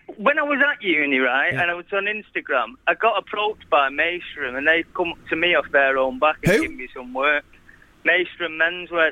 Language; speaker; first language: English; native; English